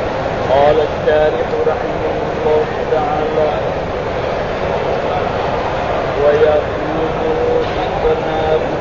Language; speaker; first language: Arabic; non-native, fluent; Malay